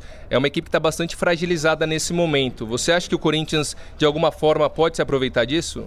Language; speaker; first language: Portuguese; native; Portuguese